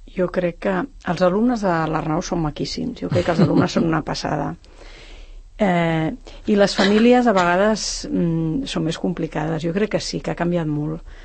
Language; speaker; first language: Catalan; native; Catalan